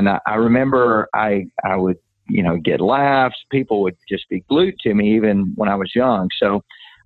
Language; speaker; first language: English; native; English